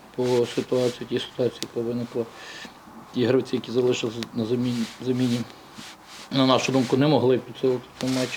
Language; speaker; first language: Ukrainian; native; Ukrainian